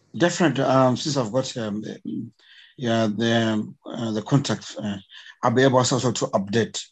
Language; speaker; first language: English; non-native, local second language; Bemba